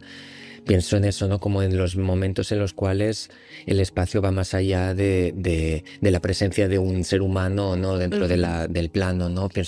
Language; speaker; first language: Spanish; native; Spanish